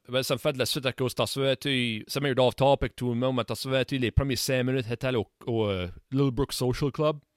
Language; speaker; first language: French; native; French